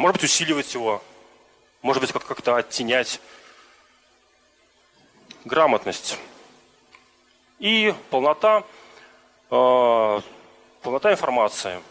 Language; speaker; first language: Russian; native; Russian